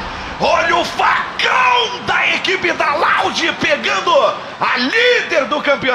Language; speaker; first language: Portuguese; native; Portuguese